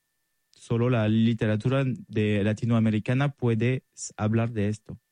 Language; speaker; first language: Spanish; non-native, learner; French